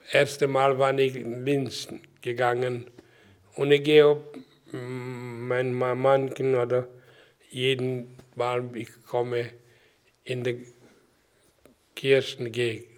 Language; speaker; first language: German; non-native, learner; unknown